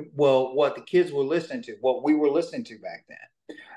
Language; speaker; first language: English; native; English